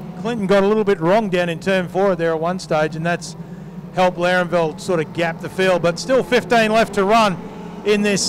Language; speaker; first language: English; native; English